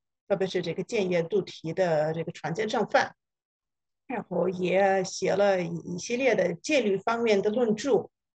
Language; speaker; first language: Chinese; non-native, fluent; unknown